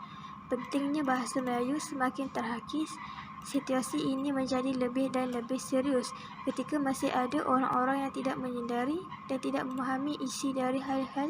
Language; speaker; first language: Malay; native; Malay